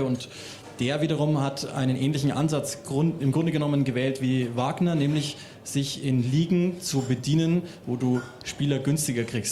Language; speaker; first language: German; native; German